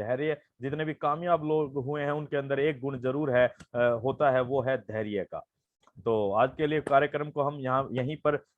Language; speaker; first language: Hindi; native; Hindi